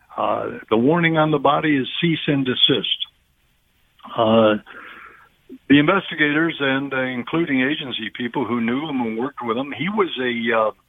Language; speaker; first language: English; native; English